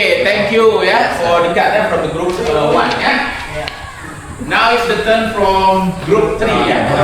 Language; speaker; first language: English; non-native, fluent; Indonesian